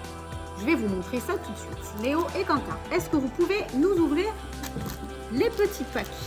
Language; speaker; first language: French; native; French